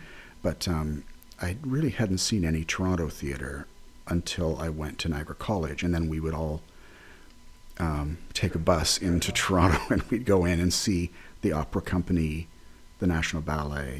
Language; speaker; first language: English; native; English